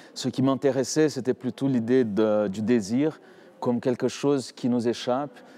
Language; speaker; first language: French; non-native, fluent; Portuguese